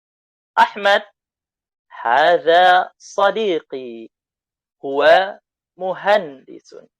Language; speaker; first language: Arabic; non-native, fluent; Indonesian